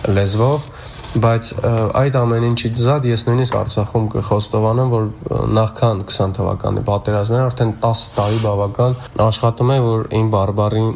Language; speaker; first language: Armenian; native; Armenian